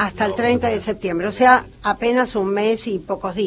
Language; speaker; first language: Spanish; native; Spanish